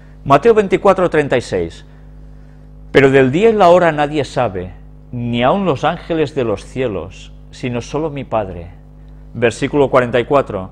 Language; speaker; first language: Spanish; native; Spanish